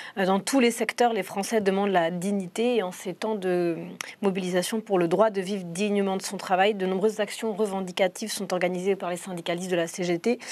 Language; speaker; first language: French; native; French